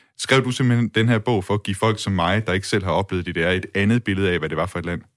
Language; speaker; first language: Danish; native; Danish